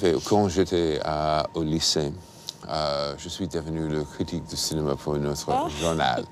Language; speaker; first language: French; non-native, fluent; English